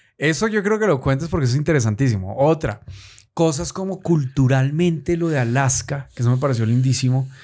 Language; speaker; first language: Spanish; native; Spanish